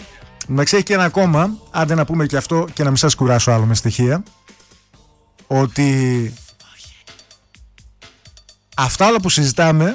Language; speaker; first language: Greek; native; Greek